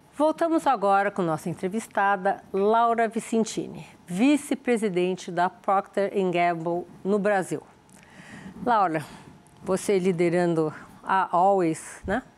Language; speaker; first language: Portuguese; native; Portuguese